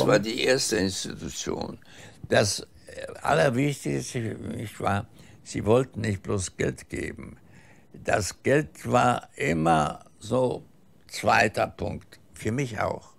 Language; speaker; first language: German; early bilingual, heritage; German